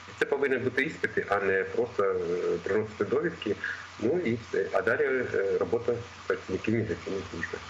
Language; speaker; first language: Ukrainian; native; Ukrainian